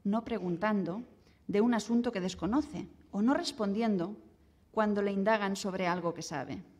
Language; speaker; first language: Spanish; non-native, local second language; Catalan